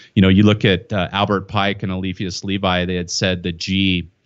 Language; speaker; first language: English; native; English